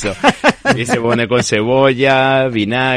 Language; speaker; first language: Spanish; non-native, fluent; Italian